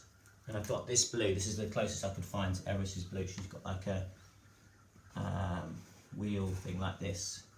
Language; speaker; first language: English; native; English